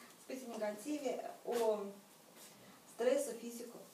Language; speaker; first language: Italian; non-native, learner; Russian